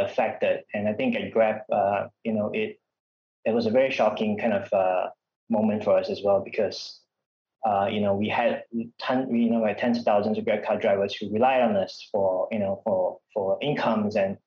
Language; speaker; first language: English; non-native, local second language; Malay